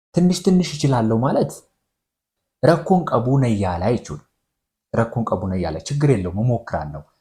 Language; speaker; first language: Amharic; non-native, local second language; Oromo